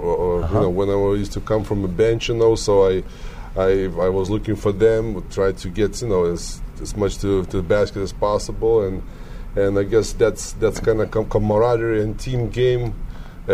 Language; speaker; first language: English; non-native, learner; Lithuanian